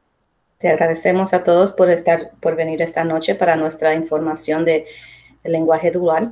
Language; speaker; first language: Spanish; early bilingual, heritage; Spanish